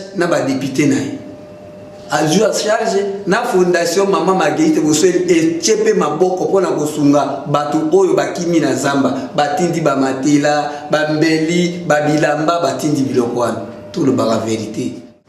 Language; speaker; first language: Lingala; native; Lingala